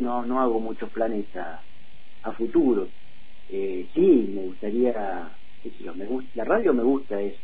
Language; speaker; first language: Spanish; native; Spanish